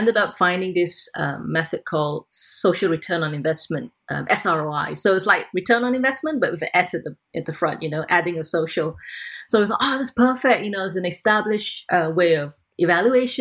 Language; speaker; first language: English; non-native, local second language; Cantonese